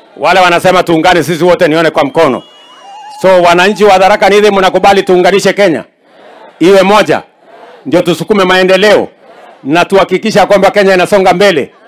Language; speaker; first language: Swahili; non-native, local second language; Kalenjin